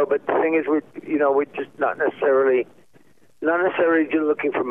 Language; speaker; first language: English; native; English